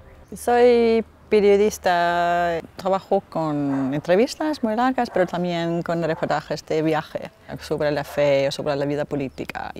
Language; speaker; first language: Spanish; non-native, fluent; Danish